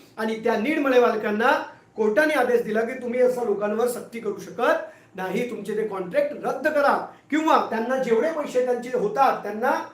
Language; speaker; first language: Marathi; non-native, local second language; Hindi